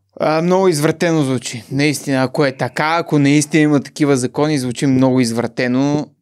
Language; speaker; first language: Bulgarian; native; Bulgarian